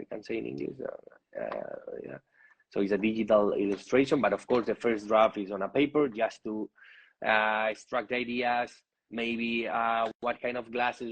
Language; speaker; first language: English; non-native, learner; Spanish